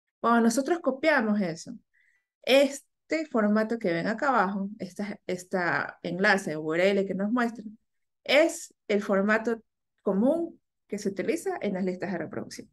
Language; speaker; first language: Spanish; native; Spanish